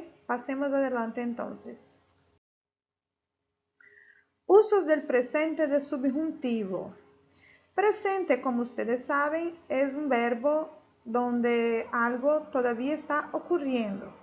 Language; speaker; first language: Spanish; non-native, fluent; Portuguese